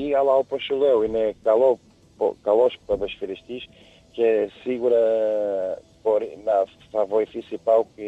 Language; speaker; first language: Greek; non-native, learner; Portuguese